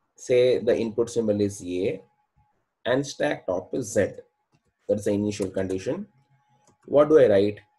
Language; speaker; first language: English; non-native, local second language; Kannada